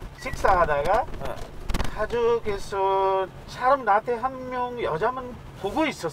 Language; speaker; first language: Korean; non-native, fluent; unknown